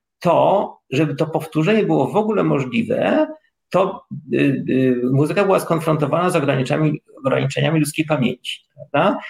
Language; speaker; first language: Polish; native; Polish